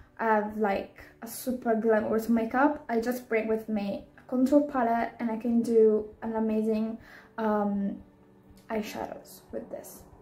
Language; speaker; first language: English; non-native, fluent; Italian